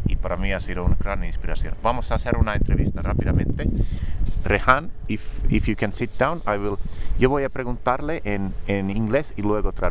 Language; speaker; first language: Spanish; non-native, fluent; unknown